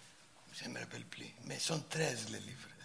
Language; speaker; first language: French; non-native, fluent; Greek